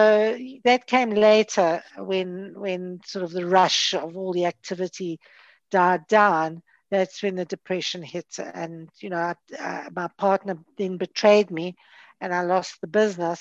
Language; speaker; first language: English; native; English